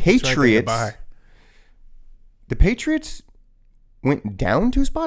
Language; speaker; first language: English; native; English